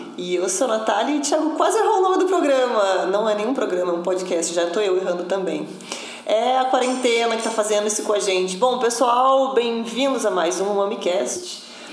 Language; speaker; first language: Portuguese; native; Portuguese